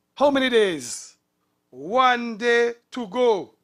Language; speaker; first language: English; native; English